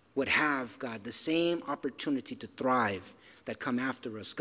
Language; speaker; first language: English; early bilingual, other home language; Spanish